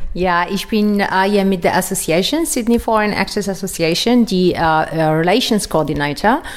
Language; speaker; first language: German; non-native, learner; Arabic